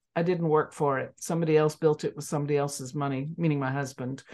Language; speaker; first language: English; native; English